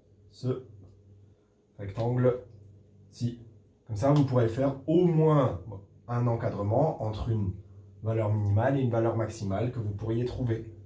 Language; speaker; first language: French; native; French